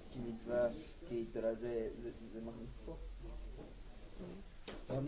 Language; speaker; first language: Hebrew; non-native, learner; Spanish